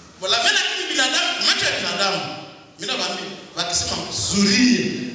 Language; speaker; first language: Swahili; non-native, local second language; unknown